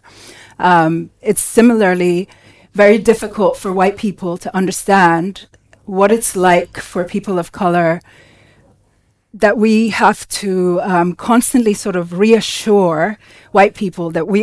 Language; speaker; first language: English; non-native, local second language; Finnish